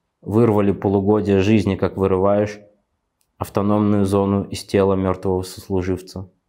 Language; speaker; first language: Russian; native; Russian